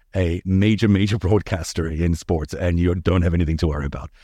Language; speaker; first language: English; early bilingual, other home language; Hebrew